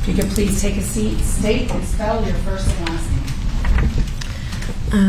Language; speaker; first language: English; native; English